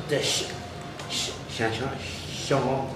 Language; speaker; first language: Chinese; native; Chinese